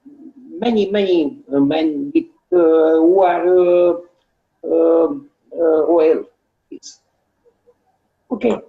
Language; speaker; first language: English; non-native, learner; Romanian